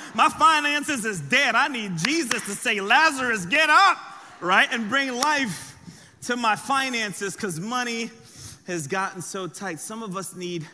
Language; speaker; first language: English; early bilingual, other home language; French